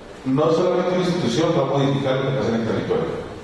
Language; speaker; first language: Spanish; native; Spanish